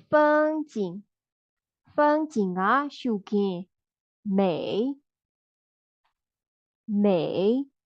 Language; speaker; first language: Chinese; non-native, fluent; Burmese